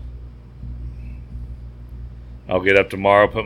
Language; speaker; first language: English; native; English